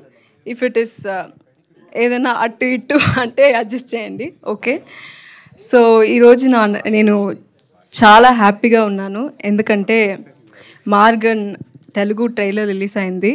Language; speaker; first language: Telugu; non-native, learner; Tamil